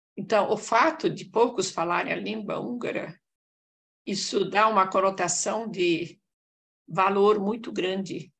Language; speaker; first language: Portuguese; early bilingual, other home language; Hungarian